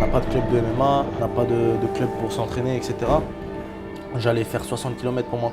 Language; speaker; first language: French; early bilingual, other home language; Chechen